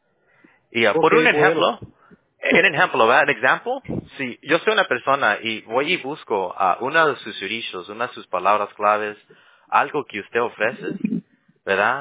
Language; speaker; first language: Spanish; early bilingual, heritage; Spanish